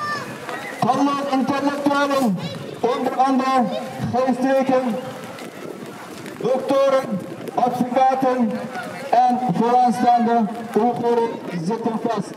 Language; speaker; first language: Dutch; non-native, fluent; Uyghur